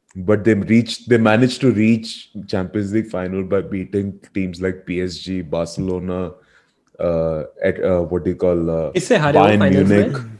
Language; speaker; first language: English; non-native, local second language; Hindi